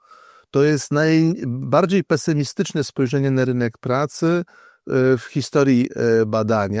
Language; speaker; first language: Polish; native; Polish